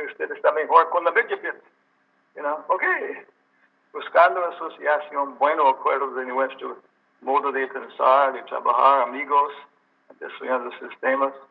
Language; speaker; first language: Spanish; non-native, learner; English